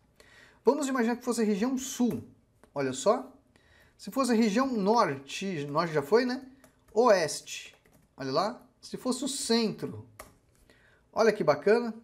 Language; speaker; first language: Portuguese; native; Portuguese